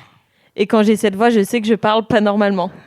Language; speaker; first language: French; native; French